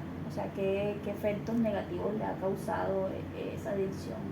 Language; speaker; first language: Spanish; native; Spanish